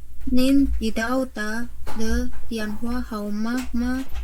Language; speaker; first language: Chinese; non-native, learner; Indonesian